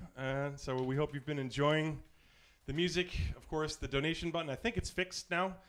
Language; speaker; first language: English; native; English